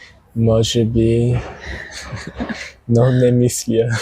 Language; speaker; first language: Bulgarian; non-native, learner; English